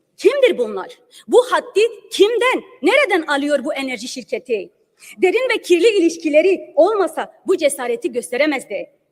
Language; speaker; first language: Turkish; non-native, local second language; Kurdish